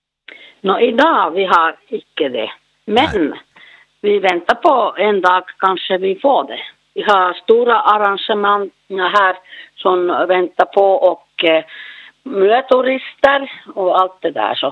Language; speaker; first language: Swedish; non-native, learner; Finnish